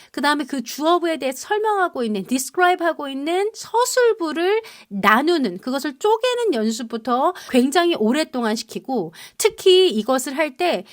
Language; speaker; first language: Korean; native; Korean